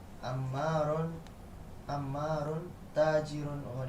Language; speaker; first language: Arabic; non-native, learner; Indonesian